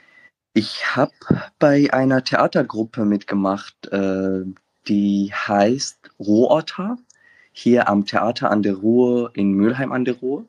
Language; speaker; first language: German; non-native, fluent; Arabic